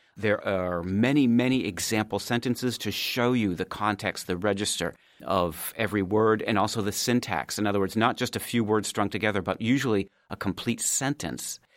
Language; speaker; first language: English; native; English